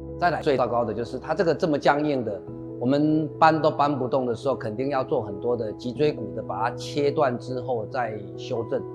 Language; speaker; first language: Chinese; native; Chinese